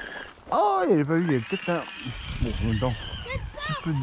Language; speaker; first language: French; native; French